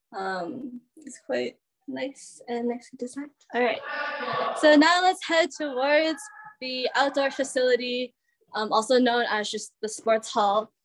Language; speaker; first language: English; native; English